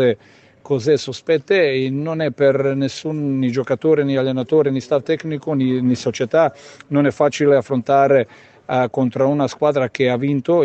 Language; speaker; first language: Italian; non-native, fluent; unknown